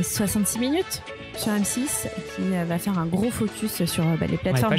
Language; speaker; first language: French; native; French